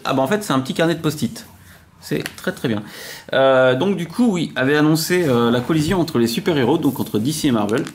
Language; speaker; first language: French; native; French